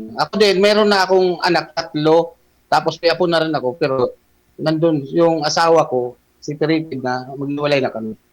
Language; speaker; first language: Filipino; non-native, local second language; Bikol